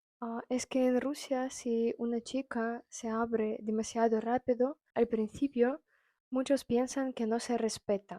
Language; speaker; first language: Spanish; non-native, fluent; Russian